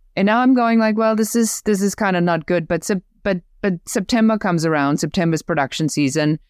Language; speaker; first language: English; non-native, fluent; German